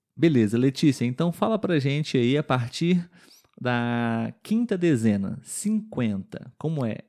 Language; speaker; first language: Portuguese; native; Portuguese